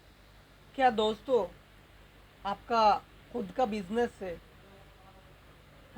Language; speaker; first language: Hindi; non-native, local second language; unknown